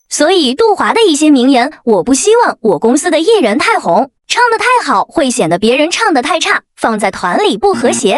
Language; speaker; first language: Chinese; native; Chinese